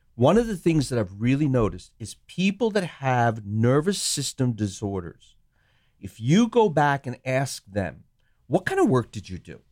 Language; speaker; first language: English; non-native, local second language; Sinhala